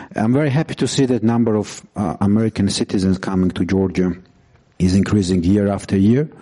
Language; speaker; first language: English; non-native, fluent; Georgian